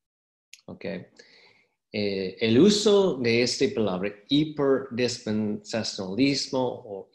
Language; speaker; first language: Spanish; non-native, fluent; English